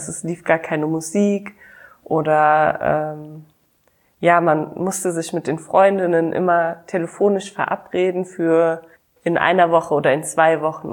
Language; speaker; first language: German; native; German